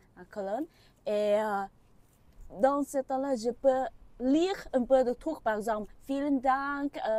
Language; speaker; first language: French; non-native, learner; Vietnamese